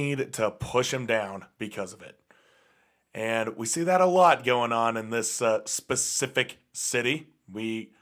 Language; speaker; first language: English; native; English